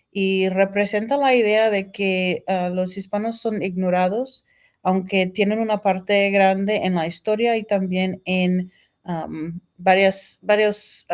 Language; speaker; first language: Spanish; non-native, fluent; English